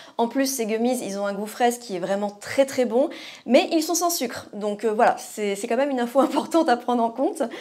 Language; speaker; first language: French; native; French